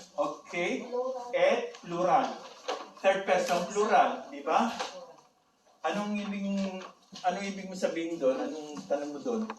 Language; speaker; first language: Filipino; native; Filipino